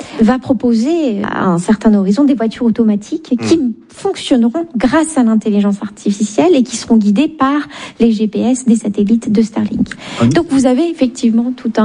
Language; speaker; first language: French; native; French